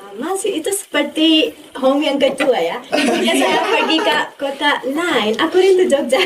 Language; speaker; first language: Indonesian; non-native, fluent; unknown